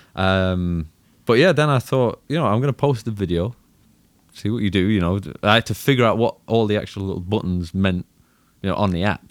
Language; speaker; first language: English; native; English